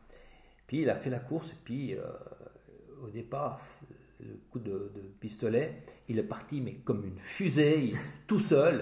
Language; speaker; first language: French; native; French